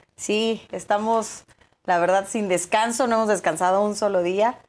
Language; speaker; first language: Spanish; native; Spanish